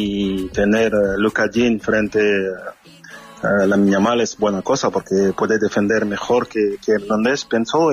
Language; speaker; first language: Spanish; non-native, learner; French